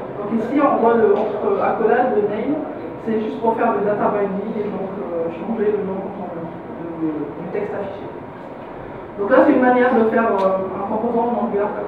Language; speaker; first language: French; non-native, local second language; Arabic